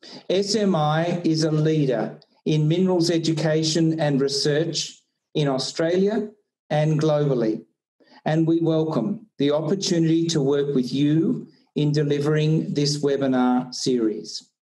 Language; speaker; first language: English; native; English